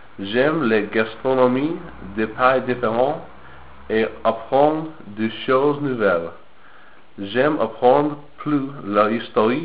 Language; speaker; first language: French; non-native, learner; English